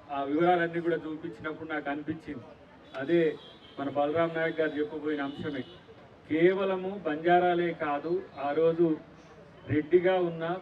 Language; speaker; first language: Telugu; native; Telugu